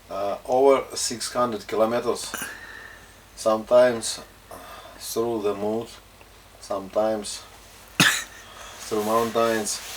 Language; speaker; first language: English; non-native, learner; Russian